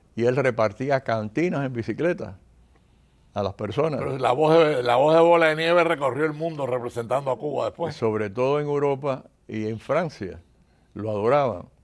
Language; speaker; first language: Spanish; native; Spanish